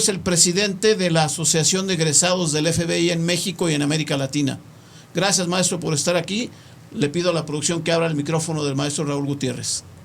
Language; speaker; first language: Spanish; native; Spanish